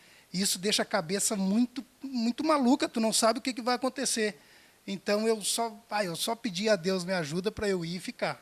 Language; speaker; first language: Portuguese; native; Portuguese